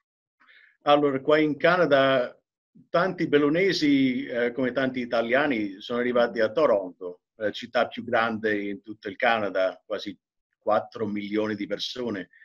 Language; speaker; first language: Italian; early bilingual, heritage; English